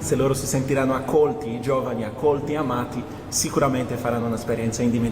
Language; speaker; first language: Italian; non-native, fluent; Portuguese